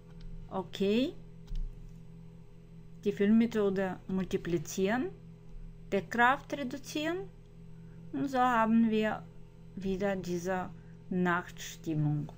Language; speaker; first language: German; non-native, fluent; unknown